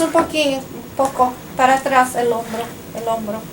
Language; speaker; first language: Spanish; non-native, fluent; Portuguese